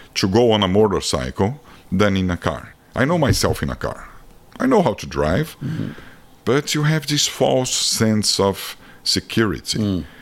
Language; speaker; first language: English; non-native, fluent; Portuguese